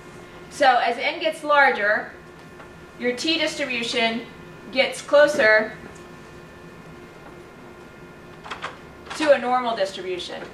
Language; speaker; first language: English; native; English